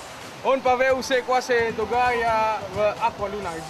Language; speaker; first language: Slovenian; non-native, learner; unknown